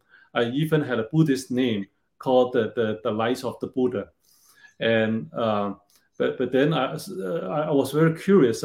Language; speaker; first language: English; non-native, local second language; Cantonese